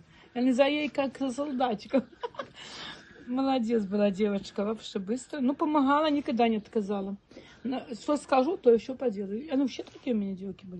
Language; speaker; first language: Russian; non-native, local second language; Belarusian